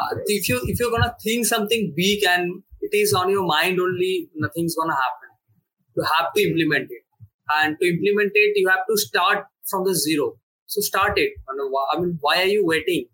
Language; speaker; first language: English; non-native, local second language; Bangla